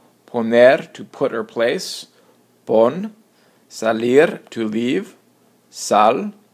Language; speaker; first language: English; native; English